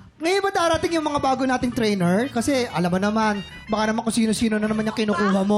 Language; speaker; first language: Filipino; native; Filipino